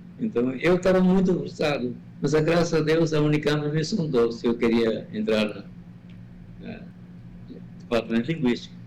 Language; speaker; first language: Portuguese; non-native, fluent; Malayalam